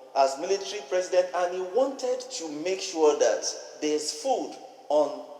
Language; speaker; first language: English; non-native, local second language; Yoruba